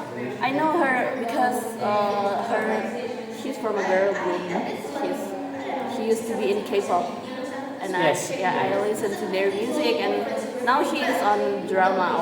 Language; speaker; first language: English; non-native, learner; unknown